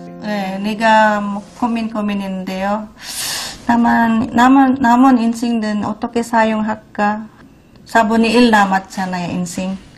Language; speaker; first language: Korean; non-native, learner; Filipino